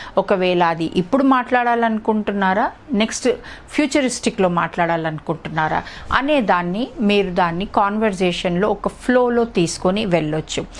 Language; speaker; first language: Telugu; early bilingual, heritage; Telugu